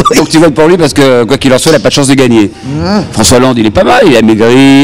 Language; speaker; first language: French; native; French